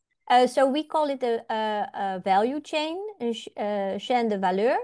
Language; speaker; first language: French; non-native, learner; Dutch